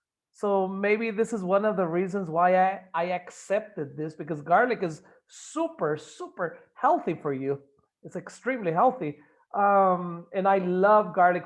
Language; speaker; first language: English; non-native, fluent; Spanish